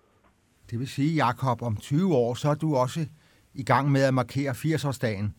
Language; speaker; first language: Danish; native; Danish